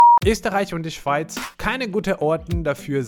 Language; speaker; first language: German; non-native, fluent; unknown